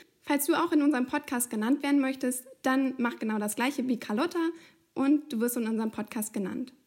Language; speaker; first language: German; native; German